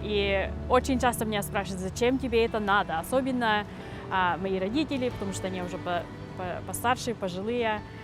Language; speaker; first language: Russian; early bilingual, heritage; Russian